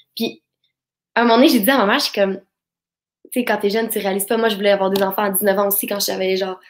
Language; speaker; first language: French; native; French